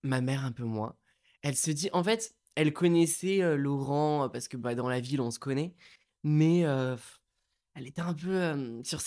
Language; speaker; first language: French; native; French